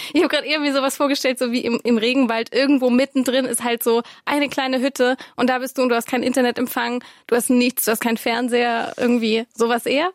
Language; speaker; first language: German; native; German